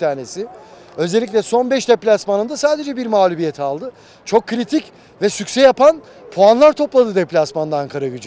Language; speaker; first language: Turkish; native; Turkish